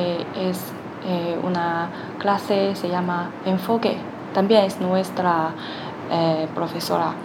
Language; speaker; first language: Spanish; non-native, learner; Chinese